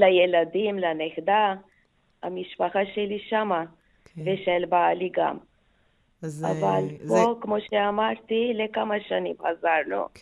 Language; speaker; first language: Hebrew; non-native, fluent; Turkish